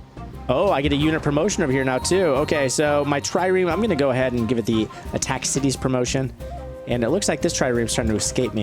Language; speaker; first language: English; native; English